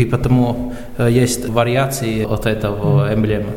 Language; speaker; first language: Russian; non-native, local second language; Latvian